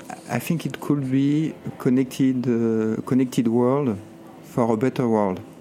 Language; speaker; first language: English; non-native, fluent; French